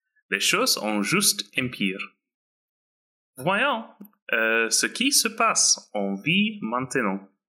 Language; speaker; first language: French; non-native, learner; English